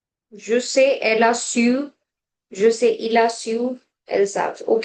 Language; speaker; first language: French; non-native, fluent; Hindi